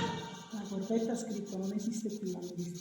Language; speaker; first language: Italian; native; Italian